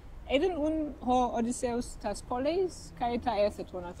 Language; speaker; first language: Greek; non-native, fluent; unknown